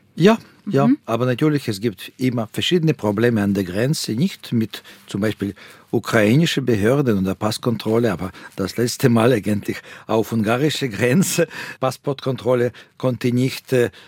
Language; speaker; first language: German; non-native, fluent; Russian